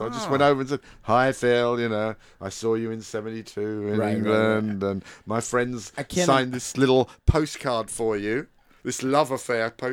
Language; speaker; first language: English; native; English